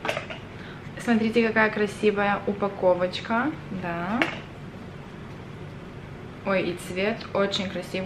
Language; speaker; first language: Russian; early bilingual, other home language; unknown